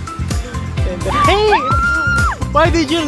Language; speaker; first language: English; non-native, local second language; Filipino